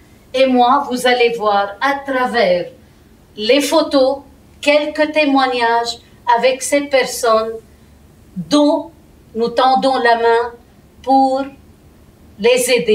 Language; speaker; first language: French; non-native, fluent; Arabic